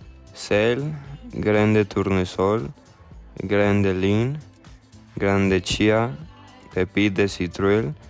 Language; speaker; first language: French; non-native, learner; Spanish